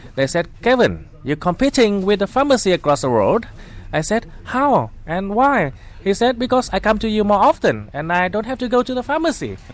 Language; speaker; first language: English; non-native, fluent; Vietnamese